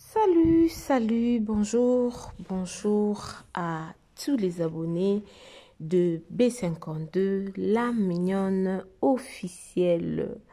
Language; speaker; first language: French; non-native, local second language; Lingala